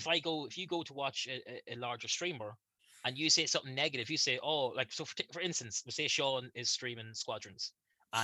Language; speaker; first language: English; native; English